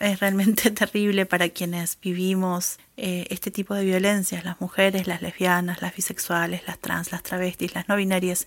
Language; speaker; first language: Spanish; native; Spanish